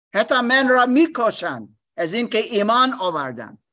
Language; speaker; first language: Persian; non-native, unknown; English